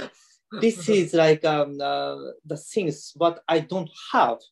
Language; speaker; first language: English; non-native, learner; Japanese